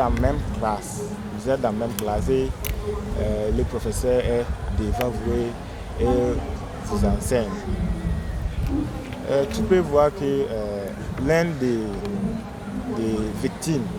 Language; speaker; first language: French; non-native, learner; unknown